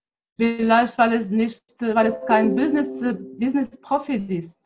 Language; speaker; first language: German; non-native, fluent; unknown